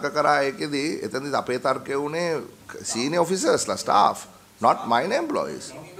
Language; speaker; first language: English; non-native, local second language; Sinhala